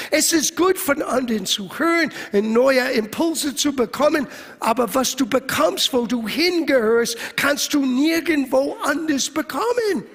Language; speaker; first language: German; non-native, fluent; English